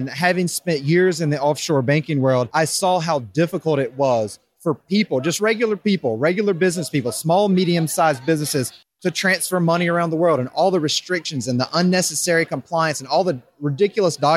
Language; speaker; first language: English; native; English